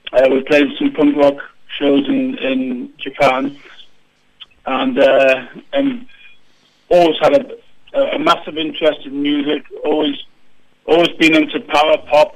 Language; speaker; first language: English; native; English